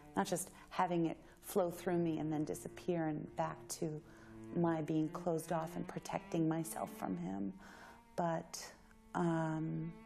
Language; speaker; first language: English; native; English